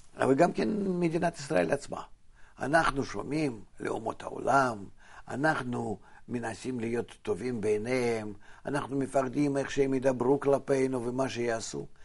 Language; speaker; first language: Hebrew; non-native, fluent; Russian